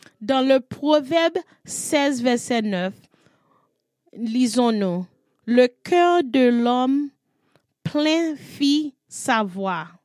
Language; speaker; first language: French; non-native, learner; English